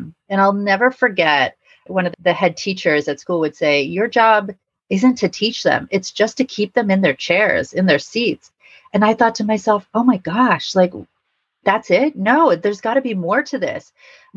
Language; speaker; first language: English; native; English